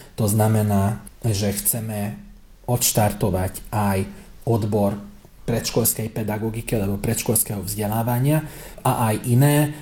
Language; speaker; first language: Slovak; early bilingual, heritage; Slovak